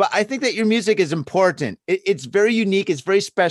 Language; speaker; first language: English; native; English